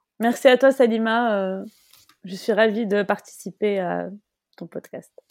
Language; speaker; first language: French; non-native, local second language; Arabic